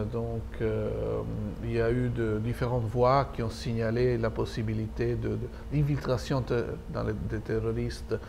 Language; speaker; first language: French; non-native, fluent; Italian